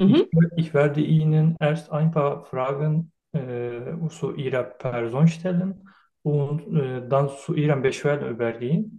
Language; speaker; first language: German; non-native, learner; Turkish